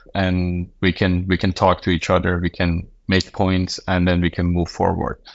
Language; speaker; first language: English; non-native, fluent; Persian